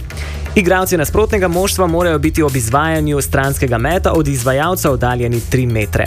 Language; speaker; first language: Slovenian; native; Slovenian